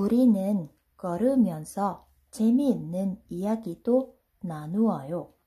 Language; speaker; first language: Korean; non-native, learner; Vietnamese